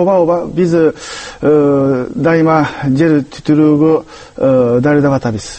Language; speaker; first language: Kyrgyz; non-native, fluent; Japanese